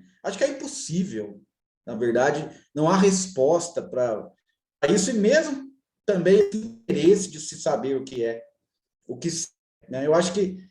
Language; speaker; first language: Portuguese; native; Portuguese